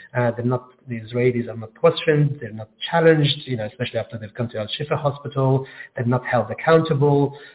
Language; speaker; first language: English; non-native, fluent; Arabic